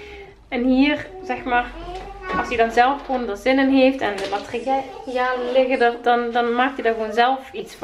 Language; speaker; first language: Dutch; native; Dutch